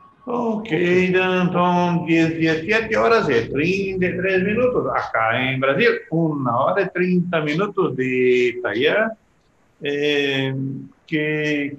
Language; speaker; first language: Portuguese; non-native, learner; Spanish